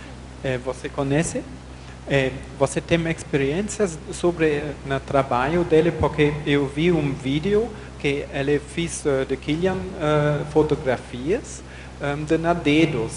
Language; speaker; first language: Portuguese; non-native, learner; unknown